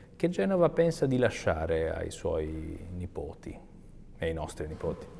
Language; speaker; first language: Italian; native; Italian